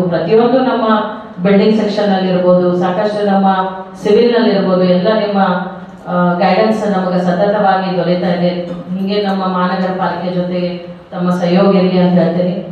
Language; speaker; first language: Kannada; native; Kannada